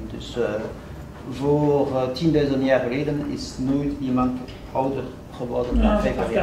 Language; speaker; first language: Dutch; non-native, fluent; French